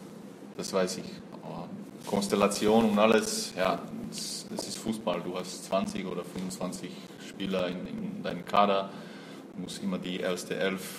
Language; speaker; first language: German; non-native, fluent; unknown